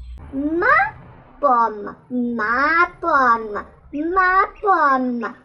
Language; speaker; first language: French; non-native, learner; Russian